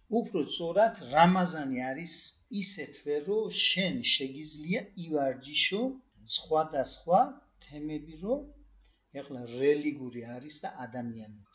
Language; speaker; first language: Georgian; early bilingual, heritage; Georgian